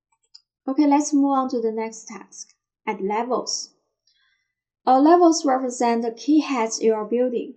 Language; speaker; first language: English; non-native, fluent; Chinese